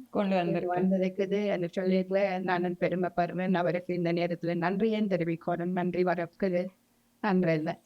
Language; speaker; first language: Tamil; native; Tamil